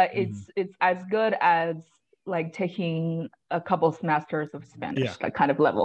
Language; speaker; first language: English; non-native, fluent; Chinese